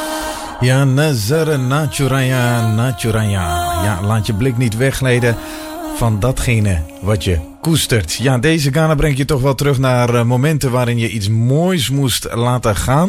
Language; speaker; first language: Dutch; native; Dutch